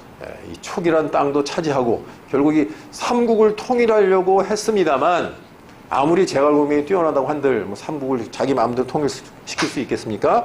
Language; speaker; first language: Korean; native; Korean